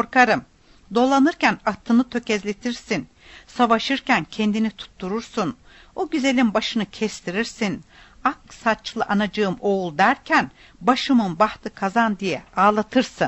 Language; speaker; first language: Turkish; native; Turkish